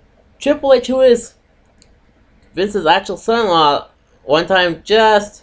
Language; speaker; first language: English; native; English